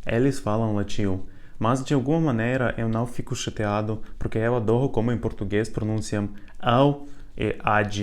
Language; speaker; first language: Portuguese; non-native, fluent; Ukrainian